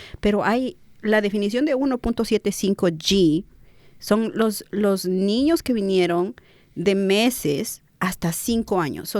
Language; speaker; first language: Spanish; native; Spanish